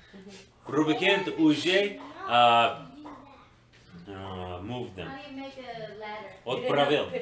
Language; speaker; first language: Russian; non-native, learner; English